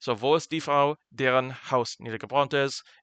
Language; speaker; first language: German; non-native, fluent; English